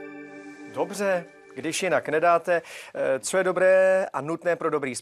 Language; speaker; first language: Czech; native; Czech